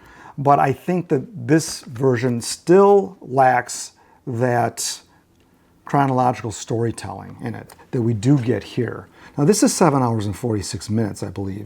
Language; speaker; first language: English; native; English